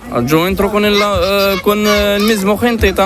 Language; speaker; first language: Spanish; non-native, learner; Arabic